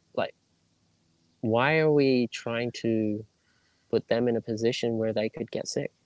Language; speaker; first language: English; native; English